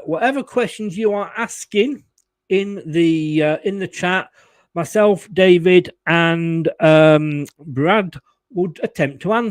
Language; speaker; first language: English; native; English